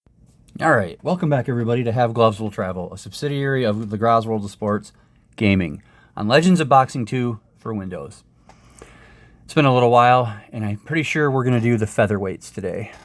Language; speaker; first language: English; native; English